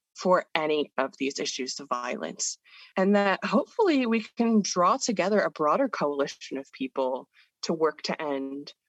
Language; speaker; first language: English; native; English